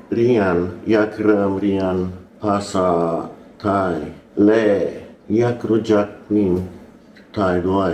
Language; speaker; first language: Thai; non-native, learner; English